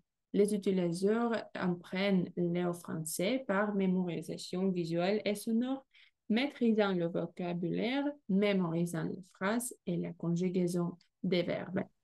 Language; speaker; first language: French; non-native, fluent; Russian